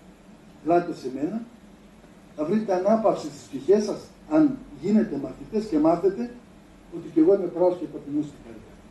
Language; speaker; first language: Greek; native; Greek